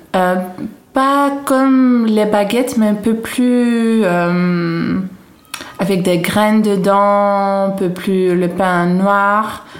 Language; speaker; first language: French; non-native, fluent; Dutch